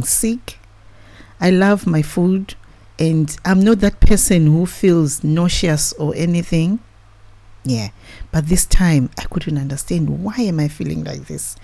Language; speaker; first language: English; non-native, local second language; Shona